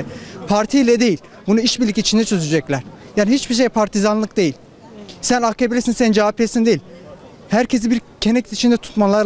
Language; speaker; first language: Turkish; native; Turkish